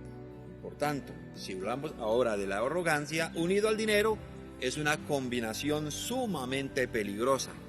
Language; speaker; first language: Spanish; native; Spanish